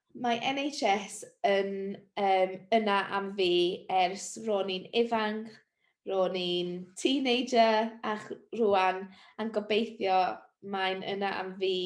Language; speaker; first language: Welsh; non-native, learner; English